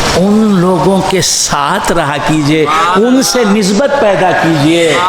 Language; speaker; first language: Urdu; native; Urdu